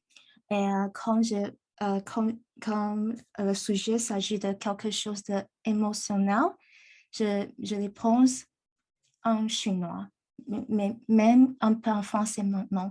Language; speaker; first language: French; non-native, learner; Chinese